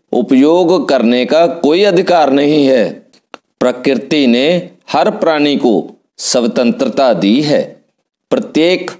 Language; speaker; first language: Hindi; non-native, local second language; Punjabi